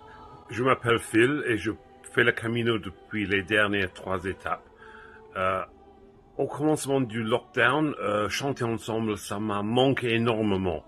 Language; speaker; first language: French; non-native, fluent; English